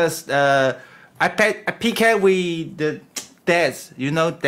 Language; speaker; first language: English; non-native, learner; Thai